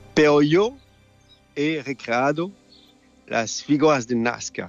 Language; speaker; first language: Spanish; non-native, learner; French